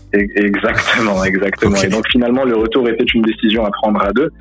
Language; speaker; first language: French; non-native, local second language; Arabic